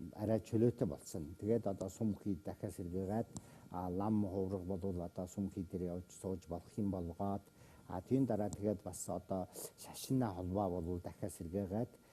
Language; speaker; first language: Mongolian; native; Mongolian